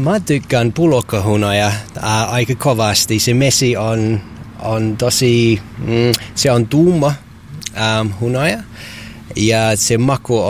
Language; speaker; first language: Finnish; non-native, learner; English